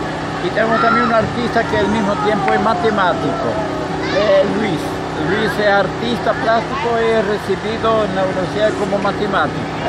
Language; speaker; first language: Portuguese; non-native, fluent; Spanish